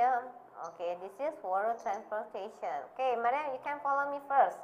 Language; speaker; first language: English; non-native, learner; Indonesian